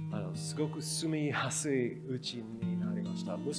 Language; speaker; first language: Japanese; non-native, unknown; English